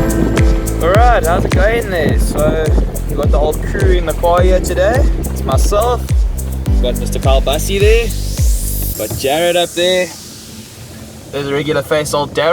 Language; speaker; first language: English; native; English